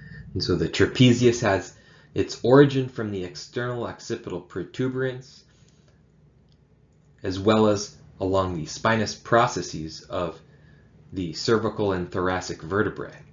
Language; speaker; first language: English; native; English